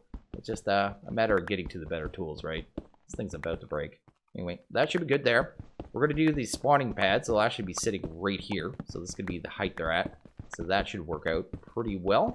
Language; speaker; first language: English; native; English